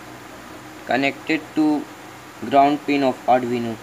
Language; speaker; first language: English; non-native, learner; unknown